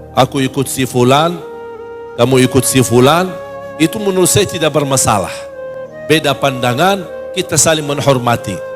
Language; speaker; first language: Malay; non-native, fluent; Arabic